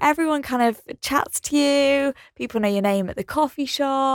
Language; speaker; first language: English; native; English